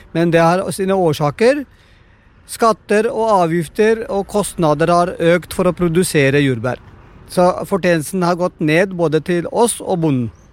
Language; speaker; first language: Norwegian; non-native, fluent; Punjabi